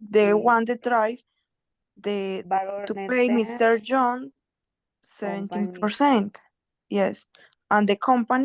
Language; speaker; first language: English; non-native, learner; Spanish